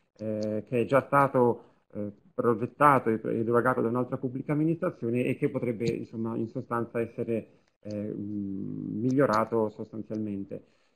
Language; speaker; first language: Italian; native; Italian